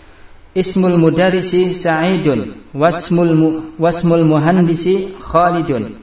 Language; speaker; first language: Arabic; non-native, fluent; Indonesian